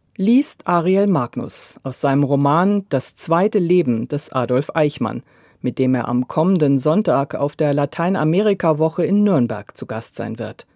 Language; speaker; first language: German; native; German